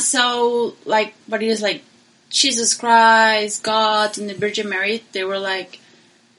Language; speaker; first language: English; non-native, learner; Spanish